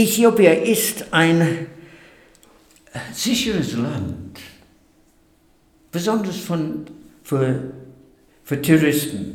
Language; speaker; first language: German; non-native, fluent; English